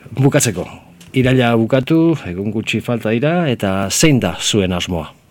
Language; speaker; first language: Basque; native; Basque